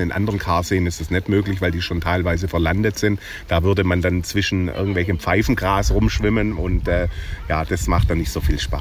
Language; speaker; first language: German; native; German